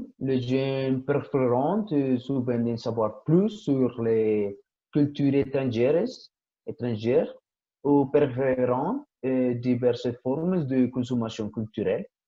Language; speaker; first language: French; non-native, learner; Spanish